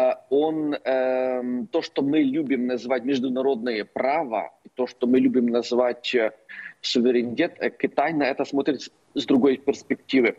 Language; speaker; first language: Russian; non-native, local second language; Ukrainian